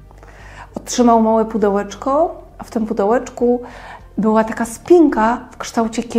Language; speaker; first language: Polish; native; Polish